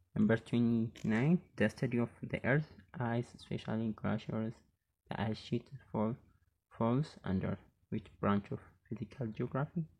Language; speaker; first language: English; non-native, local second language; Amharic